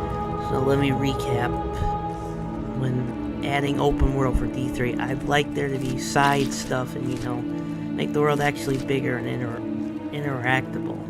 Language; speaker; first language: English; native; English